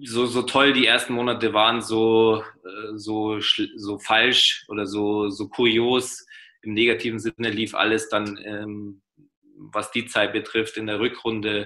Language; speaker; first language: German; native; German